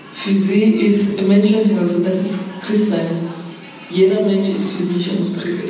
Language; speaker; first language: German; non-native, fluent; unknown